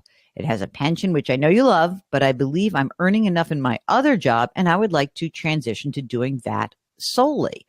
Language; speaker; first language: English; native; English